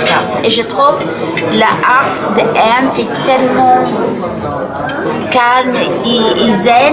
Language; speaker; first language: French; non-native, fluent; English